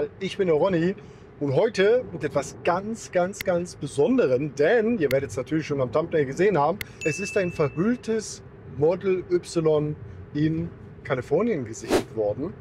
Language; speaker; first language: German; native; German